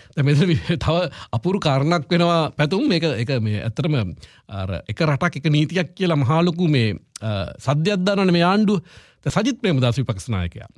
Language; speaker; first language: Sinhala; native; Sinhala